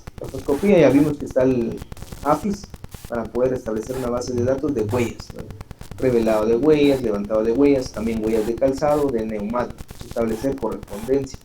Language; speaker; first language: Spanish; native; Spanish